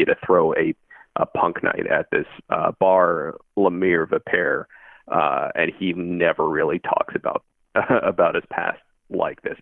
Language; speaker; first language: English; native; English